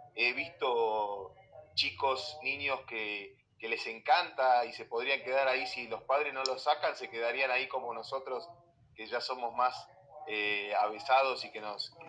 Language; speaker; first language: Spanish; native; Spanish